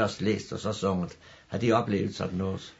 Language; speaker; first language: Danish; native; Danish